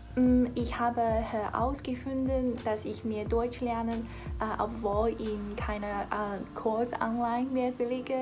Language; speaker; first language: German; non-native, learner; Chinese